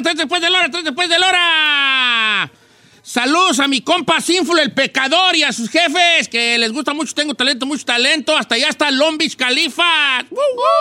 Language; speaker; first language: Spanish; native; Spanish